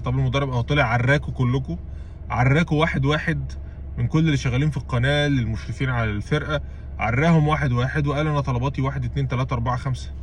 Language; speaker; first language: Arabic; native; Arabic